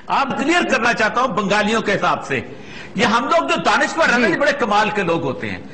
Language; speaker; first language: Urdu; non-native, local second language; Punjabi